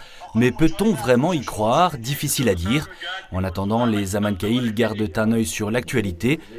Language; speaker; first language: French; native; French